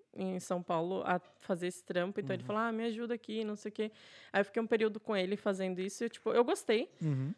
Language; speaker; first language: Portuguese; native; Portuguese